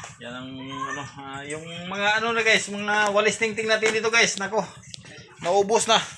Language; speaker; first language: Filipino; non-native, local second language; Cebuano